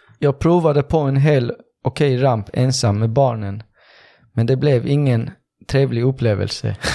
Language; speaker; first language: Swedish; early bilingual, other home language; Persian